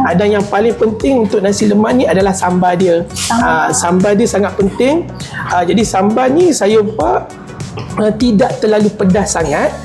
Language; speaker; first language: Malay; native; Malay